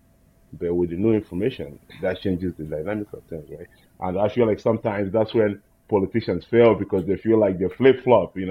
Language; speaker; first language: English; non-native, local second language; Igbo